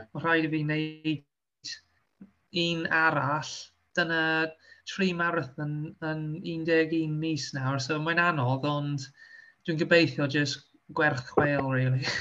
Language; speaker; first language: Welsh; non-native, local second language; English